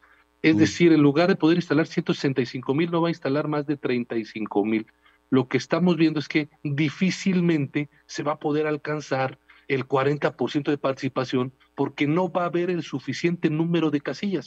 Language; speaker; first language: Spanish; native; Spanish